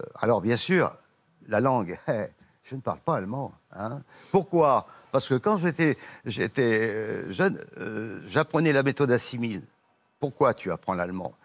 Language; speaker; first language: French; native; French